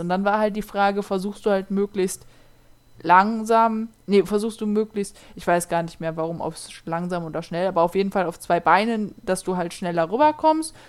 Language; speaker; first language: German; native; German